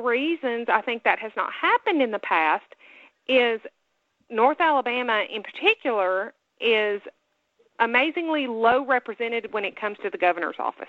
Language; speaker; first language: English; native; English